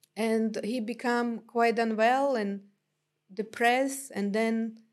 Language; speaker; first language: English; non-native, fluent; Slovak